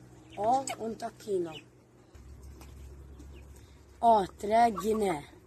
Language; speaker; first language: Italian; non-native, learner; Maltese